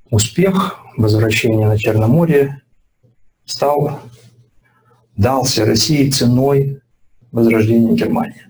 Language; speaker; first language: Russian; native; Russian